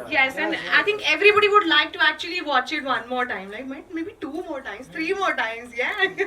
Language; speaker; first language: English; non-native, local second language; Hindi